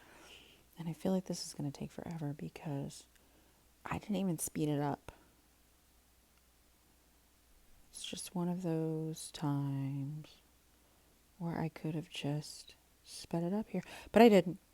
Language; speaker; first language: English; native; English